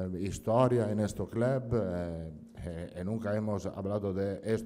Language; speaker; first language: Spanish; non-native, fluent; Italian